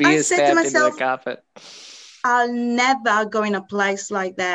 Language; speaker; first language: English; non-native, fluent; Italian